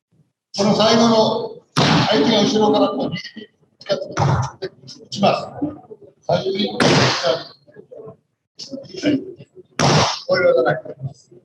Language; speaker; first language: Japanese; native; Japanese